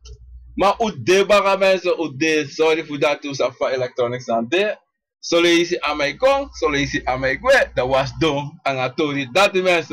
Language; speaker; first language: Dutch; non-native, local second language; Sranan Tongo